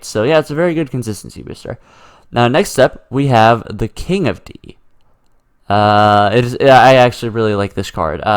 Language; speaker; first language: English; native; English